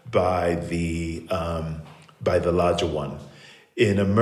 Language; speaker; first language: English; non-native, local second language; Krio